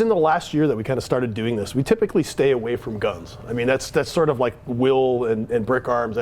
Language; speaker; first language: English; native; English